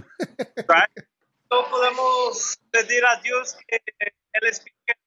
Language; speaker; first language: Portuguese; non-native, learner; English